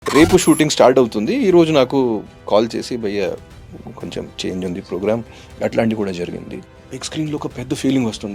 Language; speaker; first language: Telugu; non-native, fluent; Hindi